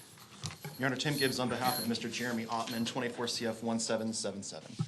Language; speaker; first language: English; native; English